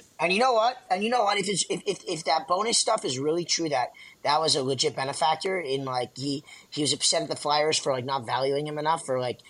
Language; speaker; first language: English; native; English